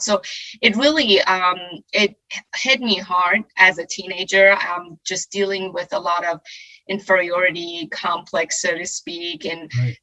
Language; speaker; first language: English; non-native, fluent; Persian